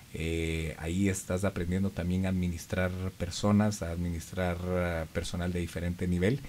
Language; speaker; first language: Spanish; native; Spanish